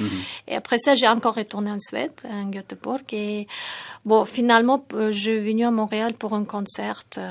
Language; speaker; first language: French; non-native, fluent; Tajik